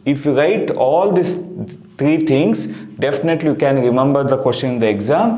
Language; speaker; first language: English; non-native, local second language; Kannada